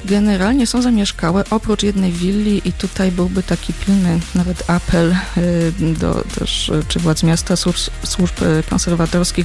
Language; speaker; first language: Polish; native; Polish